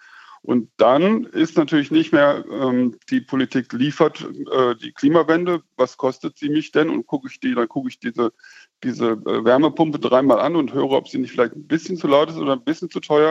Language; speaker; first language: German; native; German